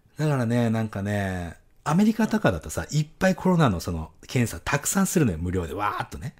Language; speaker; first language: Japanese; native; Japanese